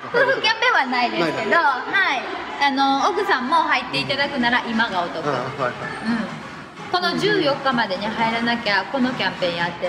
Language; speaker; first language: Japanese; native; Japanese